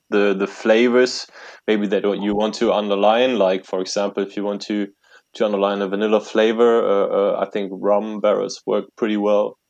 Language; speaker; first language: English; non-native, fluent; German